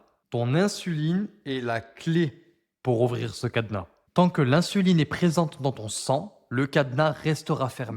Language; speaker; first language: French; native; French